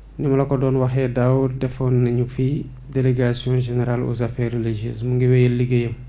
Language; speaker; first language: Wolof; non-native, local second language; Serer